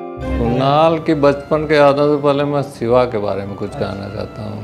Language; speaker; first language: Hindi; native; Hindi